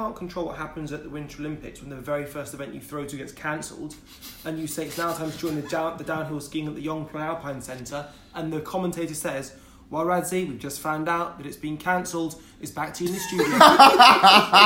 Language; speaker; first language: English; native; English